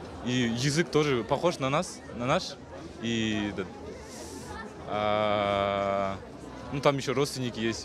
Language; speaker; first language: Russian; non-native, local second language; Kyrgyz